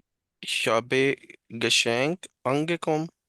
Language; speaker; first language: German; non-native, learner; Urdu